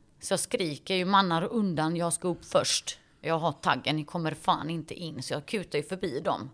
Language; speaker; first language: Swedish; early bilingual, other home language; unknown